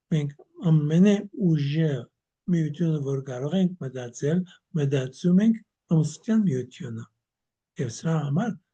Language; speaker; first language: Armenian; early bilingual, heritage; Armenian